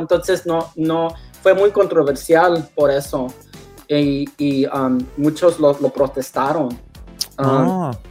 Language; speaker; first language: Spanish; non-native, learner; English